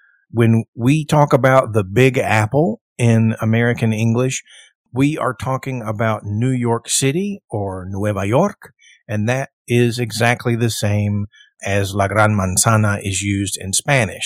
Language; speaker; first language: English; native; English